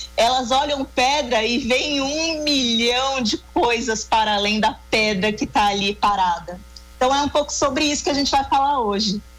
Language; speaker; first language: Portuguese; native; Portuguese